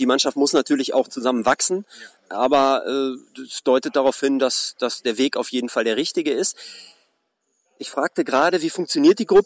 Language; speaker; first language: German; native; German